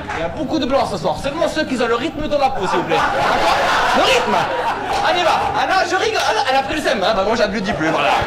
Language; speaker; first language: French; early bilingual, other home language; Arabic